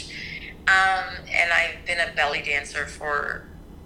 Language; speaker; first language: English; native; English